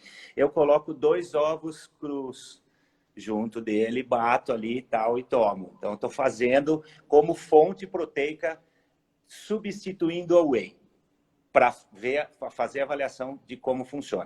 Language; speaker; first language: Portuguese; native; Portuguese